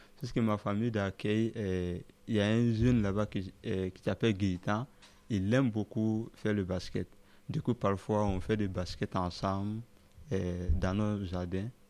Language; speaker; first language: French; non-native, local second language; Dyula